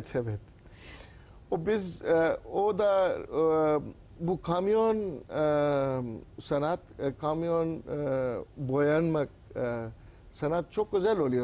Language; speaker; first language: Turkish; non-native, learner; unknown